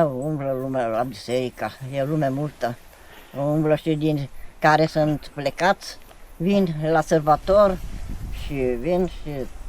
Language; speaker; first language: Romanian; non-native, local second language; Czech